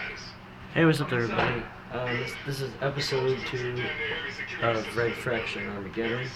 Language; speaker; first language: English; native; English